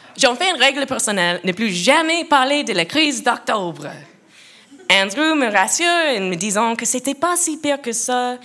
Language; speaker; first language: French; non-native, local second language; English